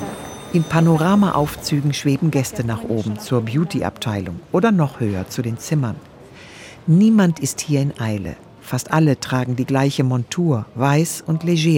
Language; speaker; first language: German; native; German